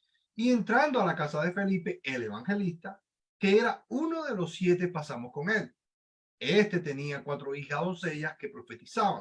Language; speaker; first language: Spanish; native; Spanish